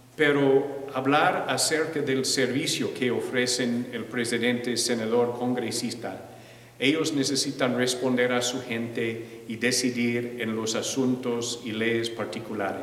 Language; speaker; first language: Spanish; non-native, fluent; English